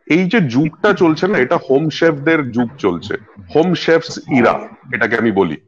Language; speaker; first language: Bangla; native; Bangla